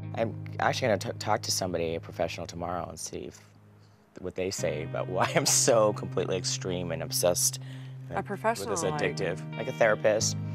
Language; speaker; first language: English; native; English